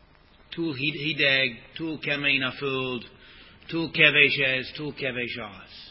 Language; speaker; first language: Hungarian; non-native, fluent; English